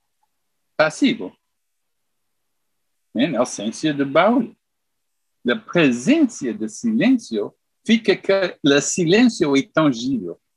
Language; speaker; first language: Portuguese; non-native, fluent; English